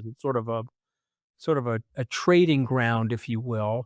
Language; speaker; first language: English; native; English